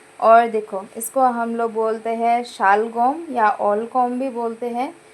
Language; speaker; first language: Hindi; non-native, local second language; Bangla